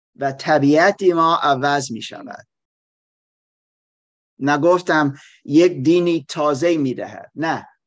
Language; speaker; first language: Persian; non-native, learner; German